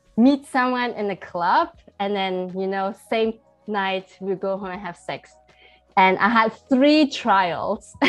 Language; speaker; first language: English; early bilingual, heritage; Chinese